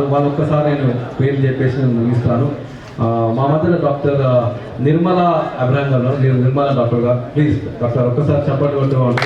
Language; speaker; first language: Telugu; native; Telugu